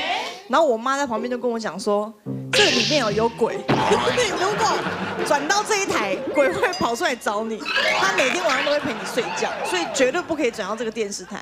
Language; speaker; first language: Chinese; native; Chinese